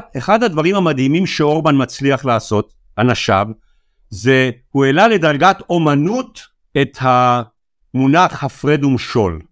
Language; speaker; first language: Hebrew; native; Hebrew